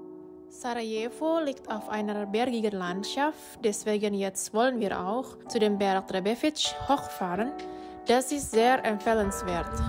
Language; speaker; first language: German; non-native, fluent; Indonesian